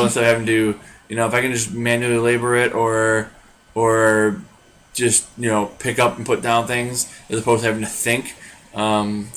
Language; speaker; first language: English; native; English